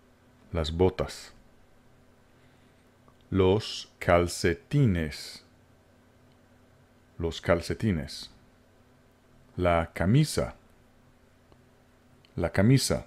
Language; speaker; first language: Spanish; non-native, fluent; English